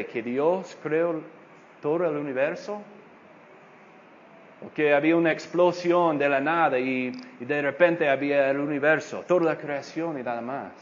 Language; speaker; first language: Spanish; non-native, fluent; English